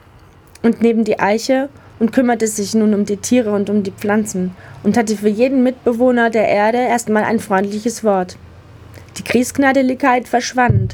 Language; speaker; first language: German; native; German